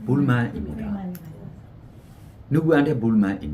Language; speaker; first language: Korean; non-native, fluent; Burmese